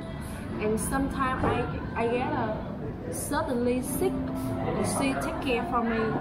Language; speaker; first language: English; non-native, learner; Vietnamese